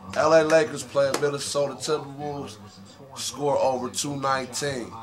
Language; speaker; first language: English; native; English